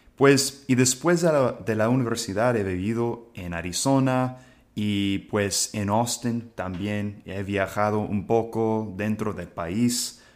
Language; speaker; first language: Spanish; non-native, fluent; English